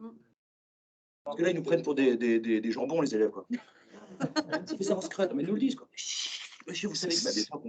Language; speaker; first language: French; native; French